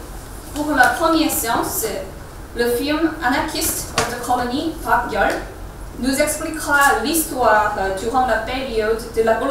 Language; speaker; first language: French; non-native, fluent; Korean